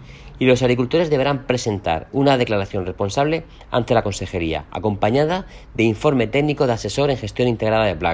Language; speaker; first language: Spanish; native; Spanish